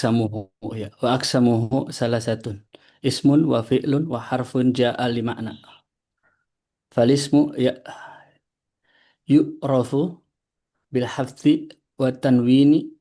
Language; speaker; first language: Arabic; non-native, learner; Indonesian